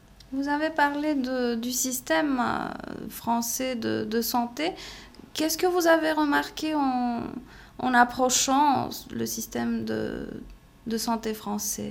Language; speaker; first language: French; non-native, fluent; Romanian